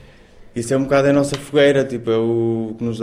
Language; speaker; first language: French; non-native, learner; Portuguese